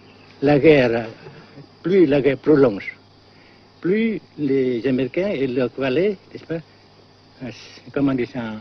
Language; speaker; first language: French; non-native, local second language; Vietnamese